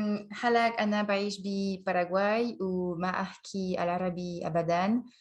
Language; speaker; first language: Arabic; non-native, learner; French